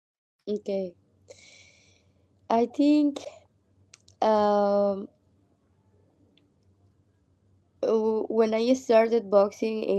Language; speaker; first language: English; non-native, learner; Spanish